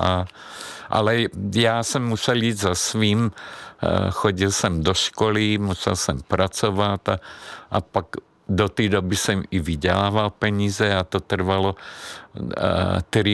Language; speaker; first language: Czech; non-native, fluent; Hungarian